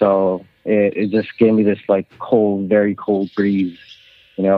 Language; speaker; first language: English; non-native, local second language; Filipino